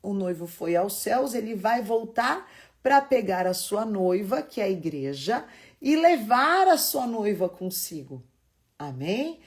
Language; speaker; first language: Portuguese; native; Portuguese